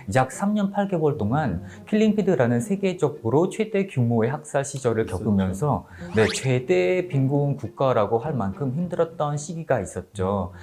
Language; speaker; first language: Korean; non-native, fluent; Khmer